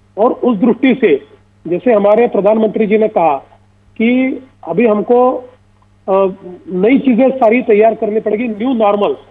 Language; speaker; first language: Hindi; non-native, local second language; Marathi